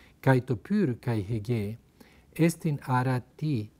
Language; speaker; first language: Greek; non-native, fluent; Spanish